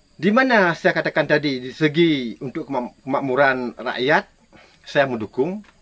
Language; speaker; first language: Malay; non-native, local second language; Minangkabau